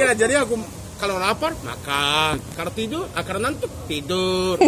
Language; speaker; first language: Indonesian; non-native, fluent; Japanese